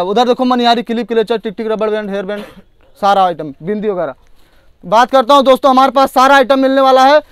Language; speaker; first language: Hindi; native; Hindi